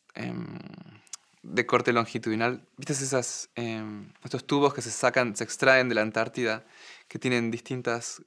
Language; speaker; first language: Spanish; native; Spanish